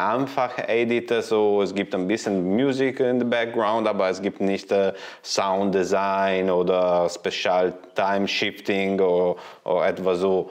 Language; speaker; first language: German; non-native, learner; Italian